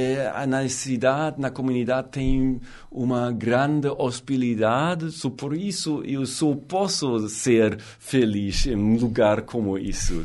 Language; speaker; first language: Portuguese; non-native, learner; German